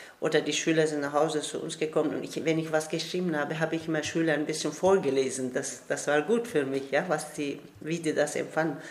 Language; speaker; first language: German; non-native, fluent; Turkish